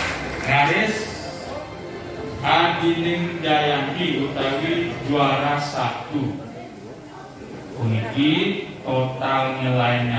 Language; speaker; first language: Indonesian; non-native, local second language; Balinese